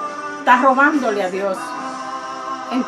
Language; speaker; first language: Spanish; native; Spanish